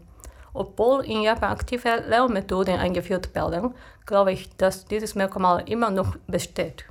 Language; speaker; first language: German; non-native, fluent; Japanese